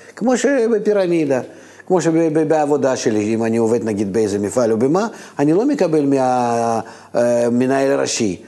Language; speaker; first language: Hebrew; native; Hebrew